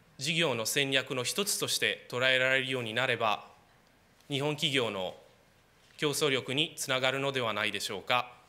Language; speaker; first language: Japanese; non-native, fluent; Romanian